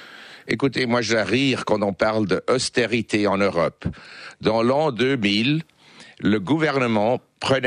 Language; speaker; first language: French; non-native, local second language; Swiss German